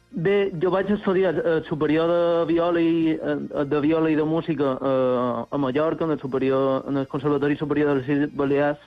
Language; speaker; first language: Catalan; native; Catalan